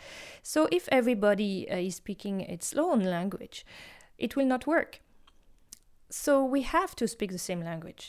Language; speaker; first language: English; non-native, fluent; French